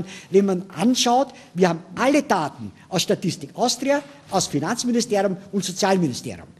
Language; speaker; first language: German; native; German